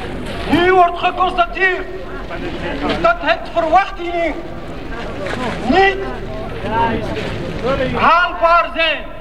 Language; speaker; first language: Dutch; non-native, fluent; Arabic